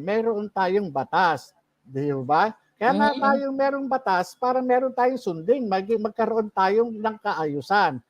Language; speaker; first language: Filipino; native; Filipino